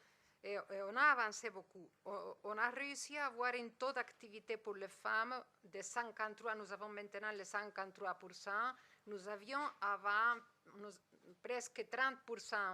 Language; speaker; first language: French; non-native, fluent; Spanish